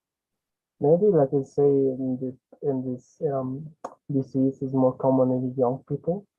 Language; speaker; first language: English; non-native, learner; Spanish